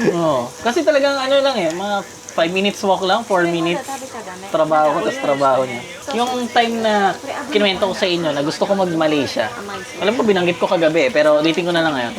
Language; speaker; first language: Filipino; native; Filipino